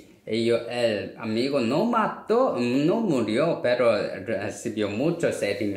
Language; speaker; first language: Spanish; non-native, learner; Korean